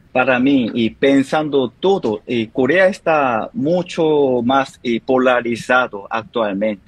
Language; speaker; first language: Spanish; non-native, learner; Korean